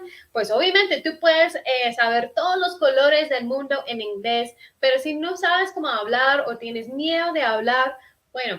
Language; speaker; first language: Spanish; non-native, fluent; English